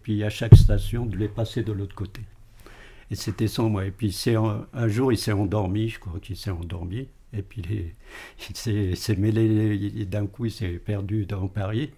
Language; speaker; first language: French; early bilingual, other home language; Arabic